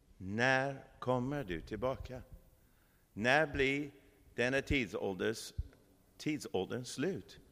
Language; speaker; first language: Swedish; non-native, fluent; English